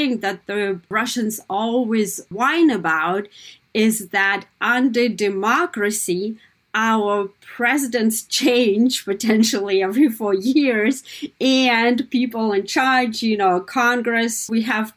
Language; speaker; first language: English; non-native, fluent; Kazakh